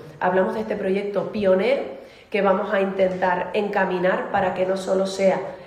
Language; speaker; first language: Spanish; native; Spanish